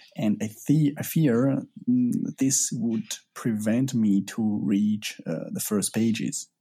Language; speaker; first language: English; non-native, fluent; Italian